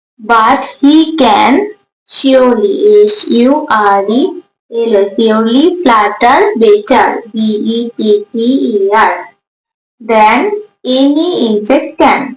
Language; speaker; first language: English; non-native, local second language; Bangla